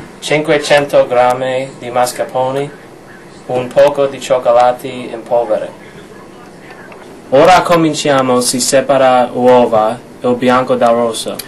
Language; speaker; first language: Italian; non-native, learner; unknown